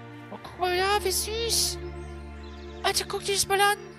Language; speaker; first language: German; native; German